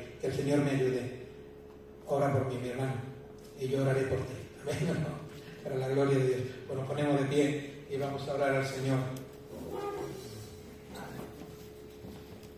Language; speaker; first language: Spanish; native; Spanish